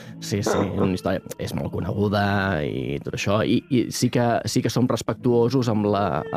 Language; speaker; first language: Catalan; native; Catalan